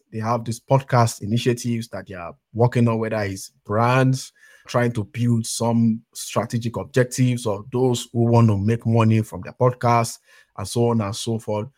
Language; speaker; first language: English; non-native, local second language; Yoruba